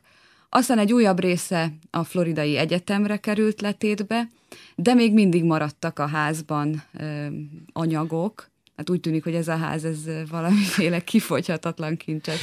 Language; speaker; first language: Hungarian; native; Hungarian